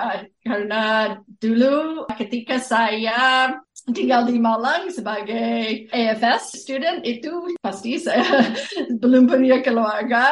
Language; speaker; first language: Indonesian; non-native, fluent; English